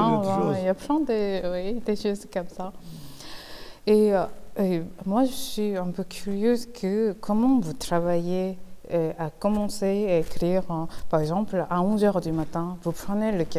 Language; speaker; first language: French; non-native, fluent; Korean